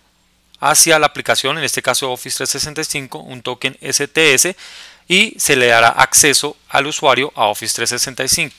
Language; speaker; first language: Spanish; native; Spanish